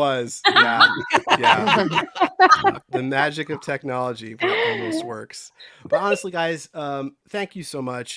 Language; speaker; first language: English; native; English